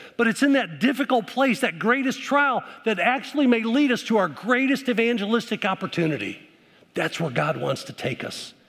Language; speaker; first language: English; native; English